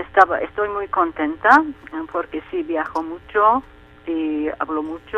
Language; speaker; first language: Spanish; non-native, fluent; Turkish